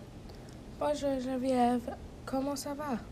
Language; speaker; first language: French; non-native, learner; English